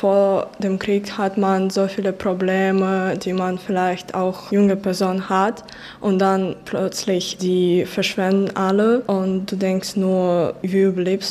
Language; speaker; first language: German; non-native, fluent; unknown